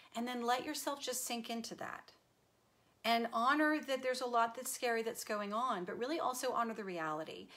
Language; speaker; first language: English; native; English